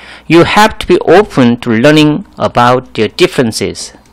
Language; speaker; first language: English; non-native, fluent; Korean